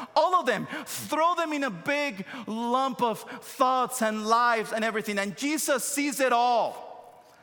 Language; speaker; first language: English; non-native, fluent; Spanish